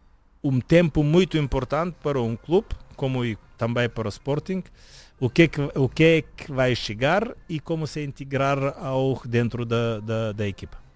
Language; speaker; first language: Portuguese; non-native, fluent; Bulgarian